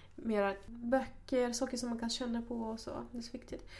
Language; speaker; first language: Swedish; non-native, fluent; Russian